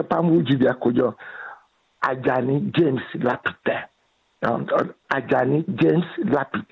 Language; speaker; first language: Hungarian; non-native, learner; Yoruba